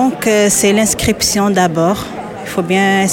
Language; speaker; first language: French; non-native, learner; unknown